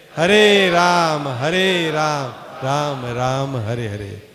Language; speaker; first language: English; non-native, local second language; Hindi